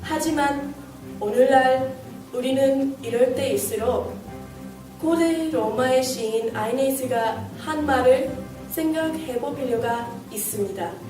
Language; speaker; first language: Korean; early bilingual, heritage; Korean